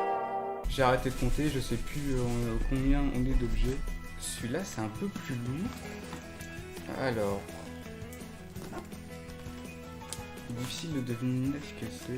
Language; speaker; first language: French; native; French